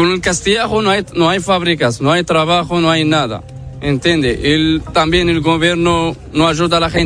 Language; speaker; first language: Spanish; non-native, learner; Arabic